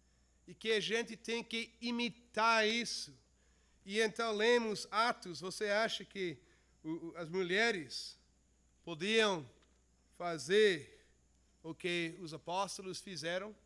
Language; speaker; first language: Portuguese; non-native, fluent; English